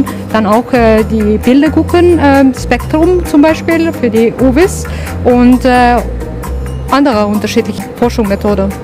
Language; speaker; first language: German; non-native, learner; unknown